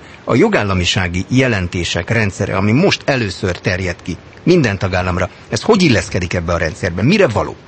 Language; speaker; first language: Hungarian; native; Hungarian